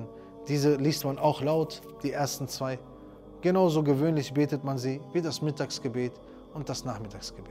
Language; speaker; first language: German; native; German